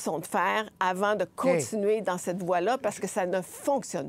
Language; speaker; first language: French; native; French